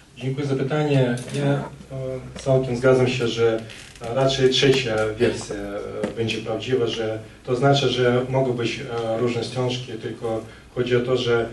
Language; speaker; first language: Polish; non-native, fluent; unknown